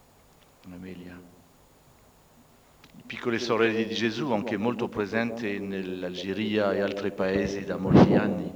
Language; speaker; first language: Italian; non-native, fluent; French